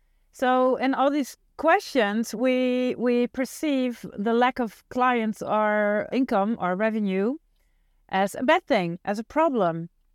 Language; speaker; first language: English; non-native, fluent; Dutch